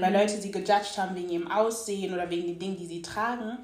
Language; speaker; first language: German; native; German